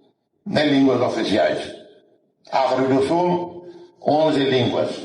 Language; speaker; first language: Portuguese; non-native, local second language; Tetum